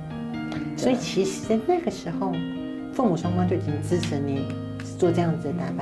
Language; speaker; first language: Chinese; native; Chinese